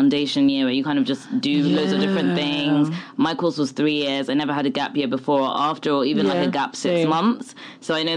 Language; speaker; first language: English; native; English